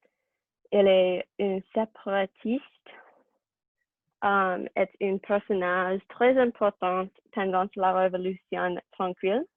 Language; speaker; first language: French; non-native, learner; English